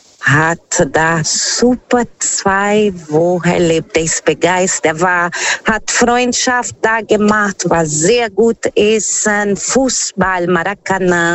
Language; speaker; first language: German; non-native, fluent; Portuguese